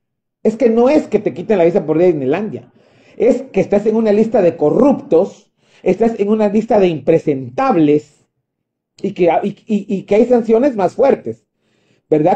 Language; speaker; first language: Spanish; native; Spanish